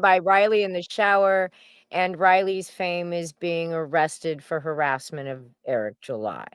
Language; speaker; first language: English; native; English